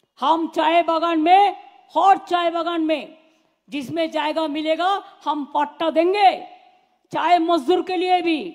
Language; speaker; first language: Hindi; non-native, local second language; Bangla